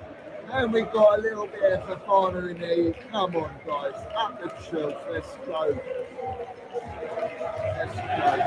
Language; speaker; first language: English; native; English